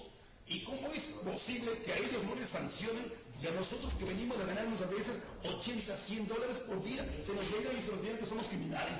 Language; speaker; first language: Spanish; native; Spanish